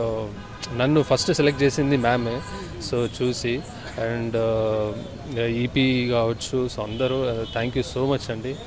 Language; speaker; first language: Telugu; native; Telugu